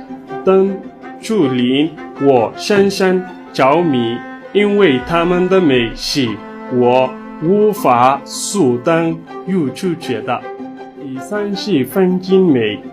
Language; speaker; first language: Chinese; non-native, learner; Somali